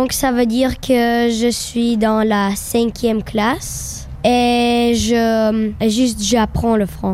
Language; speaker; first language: French; non-native, learner; Slovak